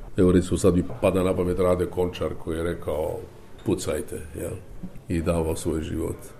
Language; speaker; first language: Croatian; native; Croatian